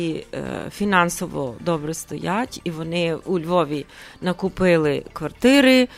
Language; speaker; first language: Ukrainian; early bilingual, heritage; Ukrainian